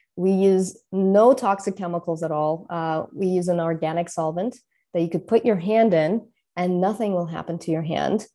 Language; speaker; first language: English; non-native, fluent; Russian